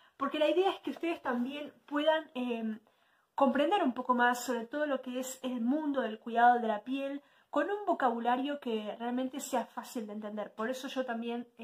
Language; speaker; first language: Spanish; native; Spanish